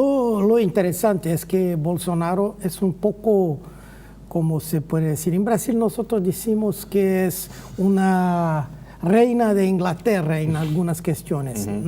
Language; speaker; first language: Spanish; non-native, fluent; Portuguese